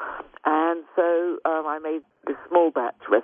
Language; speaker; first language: English; native; English